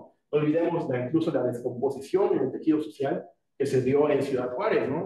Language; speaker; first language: Spanish; native; Spanish